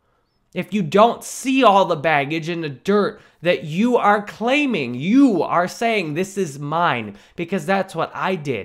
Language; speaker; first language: English; native; English